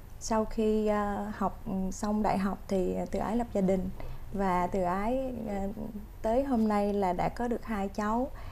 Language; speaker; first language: Vietnamese; native; Vietnamese